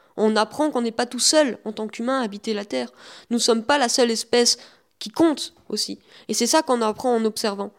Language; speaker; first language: French; native; French